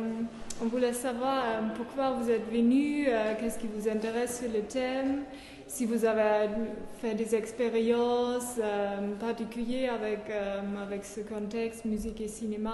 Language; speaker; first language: French; non-native, fluent; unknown